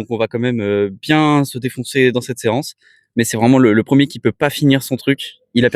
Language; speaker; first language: French; native; French